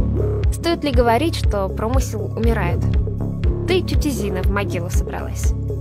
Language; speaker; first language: Russian; native; Russian